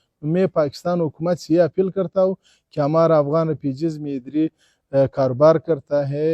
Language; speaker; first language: Hindi; non-native, fluent; Pashto